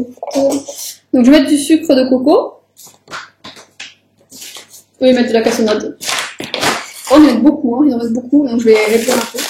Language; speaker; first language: French; native; French